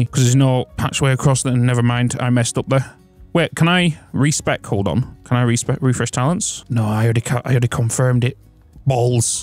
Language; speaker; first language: English; native; English